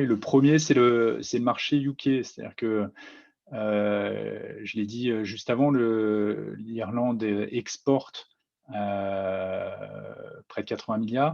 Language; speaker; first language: French; native; French